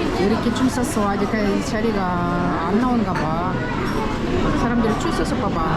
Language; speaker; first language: Korean; non-native, fluent; Ukrainian